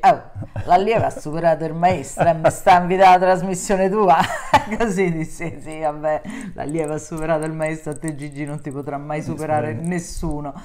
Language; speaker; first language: Italian; native; Italian